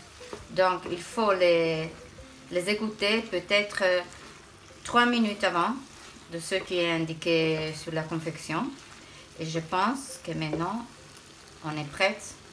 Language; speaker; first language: French; non-native, fluent; Italian